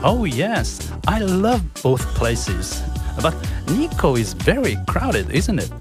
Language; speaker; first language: English; non-native, fluent; Japanese